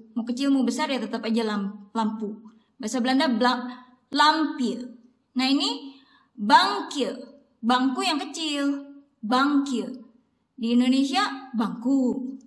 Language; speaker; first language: Indonesian; native; Indonesian